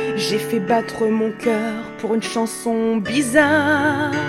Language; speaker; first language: French; native; French